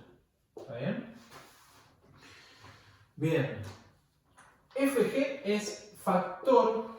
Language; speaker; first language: Spanish; native; Spanish